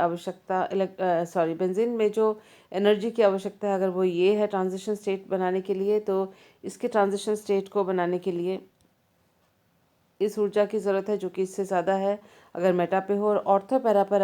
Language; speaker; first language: Hindi; native; Hindi